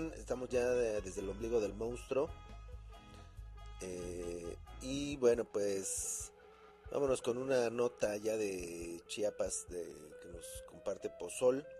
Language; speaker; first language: Spanish; native; Spanish